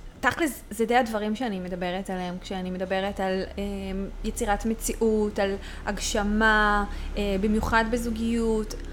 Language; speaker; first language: Hebrew; native; Hebrew